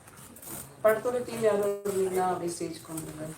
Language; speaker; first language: Tamil; native; Tamil